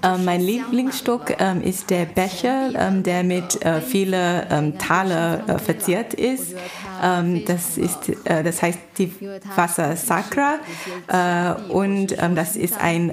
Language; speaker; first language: German; non-native, fluent; Chinese